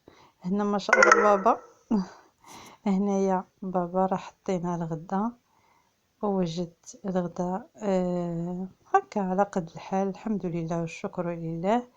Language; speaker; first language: Arabic; native; Arabic